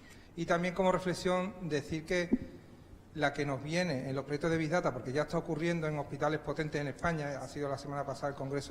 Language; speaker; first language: Spanish; native; Spanish